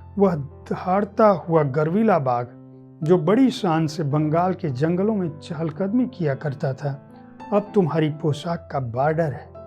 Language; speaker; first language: Hindi; native; Hindi